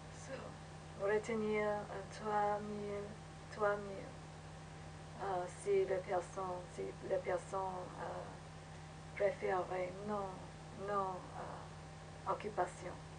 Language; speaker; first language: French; non-native, learner; English